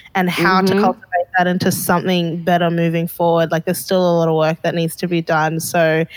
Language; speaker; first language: English; early bilingual, other home language; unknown